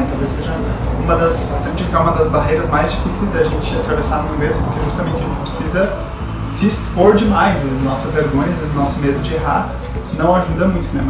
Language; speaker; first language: Portuguese; native; Portuguese